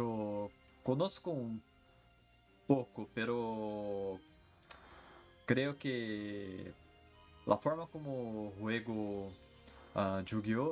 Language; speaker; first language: Spanish; non-native, learner; Portuguese